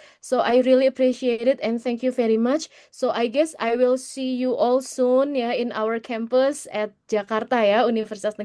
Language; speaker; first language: English; non-native, learner; Indonesian